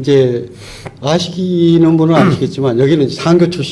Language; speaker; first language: Korean; native; Korean